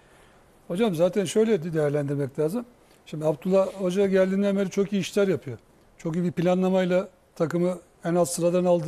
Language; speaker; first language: Turkish; native; Turkish